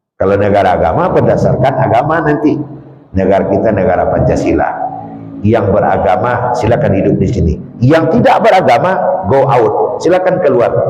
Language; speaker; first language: Malay; non-native, local second language; Minangkabau